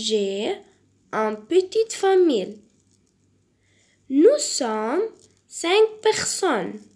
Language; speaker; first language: French; non-native, learner; Arabic